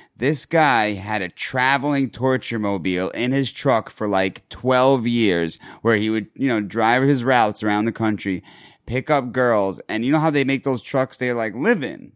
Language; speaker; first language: English; native; English